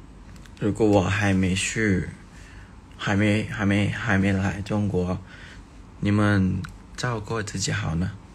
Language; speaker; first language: Chinese; non-native, learner; Thai